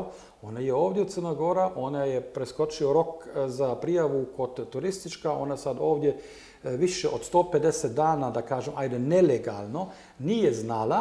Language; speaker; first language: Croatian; non-native, learner; German